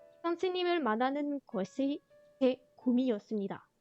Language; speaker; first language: Korean; non-native, fluent; French